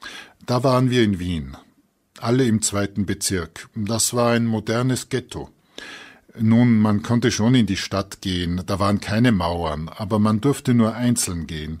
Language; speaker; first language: German; native; German